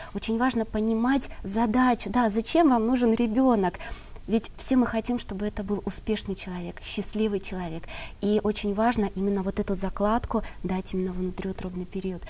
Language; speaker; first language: Russian; native; Russian